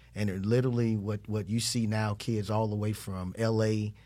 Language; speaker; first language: English; native; English